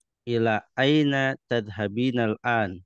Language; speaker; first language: Arabic; non-native, fluent; Indonesian